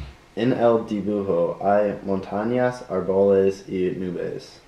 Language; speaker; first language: Spanish; non-native, learner; English